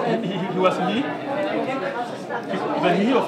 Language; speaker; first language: Dutch; non-native, learner; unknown